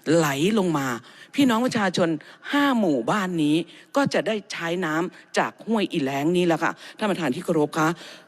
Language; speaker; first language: Thai; native; Thai